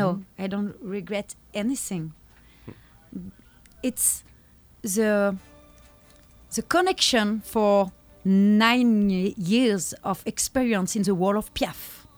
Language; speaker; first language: English; non-native, learner; French